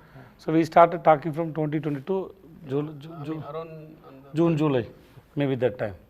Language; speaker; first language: Telugu; non-native, learner; Tamil